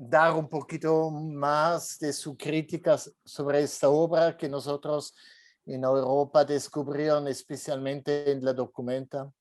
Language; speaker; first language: Spanish; non-native, fluent; French